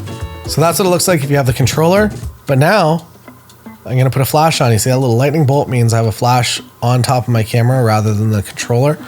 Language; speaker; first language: English; native; English